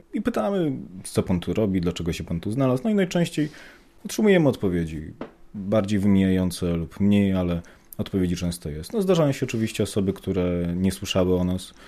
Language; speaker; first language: Polish; native; Polish